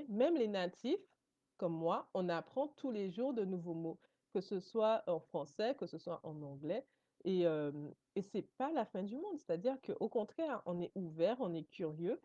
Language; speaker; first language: French; native; French